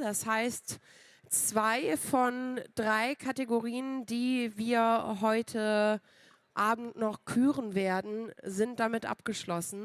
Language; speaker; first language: German; native; German